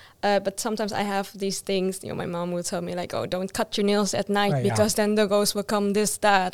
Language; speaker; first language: English; non-native, fluent; Dutch